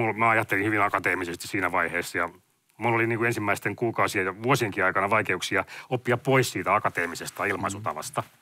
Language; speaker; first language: Finnish; native; Finnish